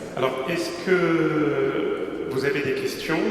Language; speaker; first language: French; native; French